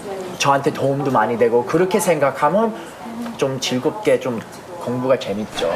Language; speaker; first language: Korean; early bilingual, heritage; English